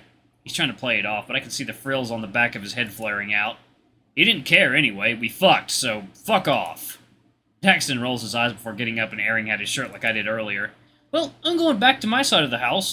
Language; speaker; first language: English; native; English